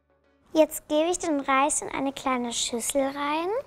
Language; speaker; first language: German; native; German